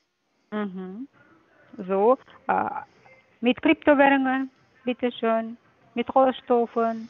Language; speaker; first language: German; non-native, fluent; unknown